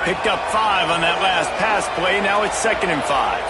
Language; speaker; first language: English; native; English